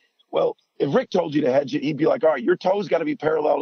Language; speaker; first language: English; native; English